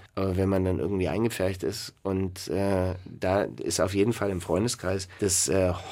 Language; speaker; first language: German; native; German